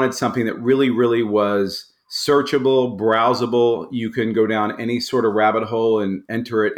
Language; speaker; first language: English; native; English